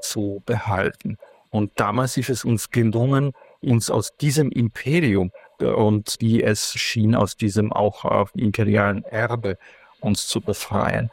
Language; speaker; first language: German; non-native, fluent; Ukrainian